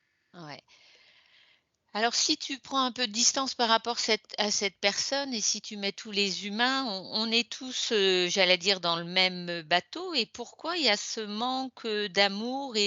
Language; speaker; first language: French; native; French